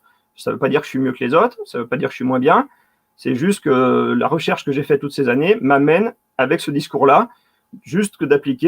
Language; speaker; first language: French; native; French